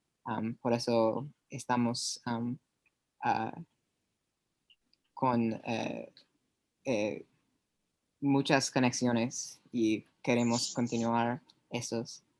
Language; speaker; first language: Spanish; non-native, learner; English